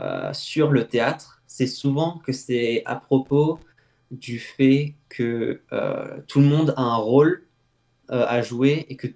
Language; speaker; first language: French; native; French